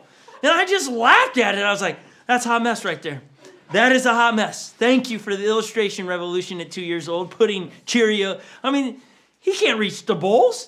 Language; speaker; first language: English; native; English